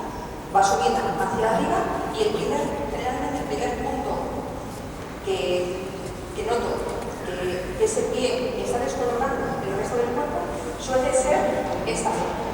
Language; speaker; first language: Spanish; native; Spanish